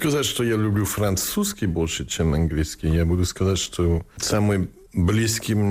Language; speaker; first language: Russian; non-native, fluent; English